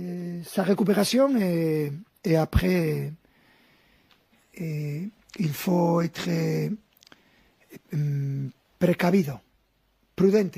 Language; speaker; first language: French; non-native, fluent; Spanish